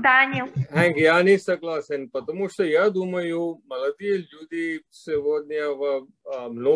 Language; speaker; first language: Russian; non-native, fluent; English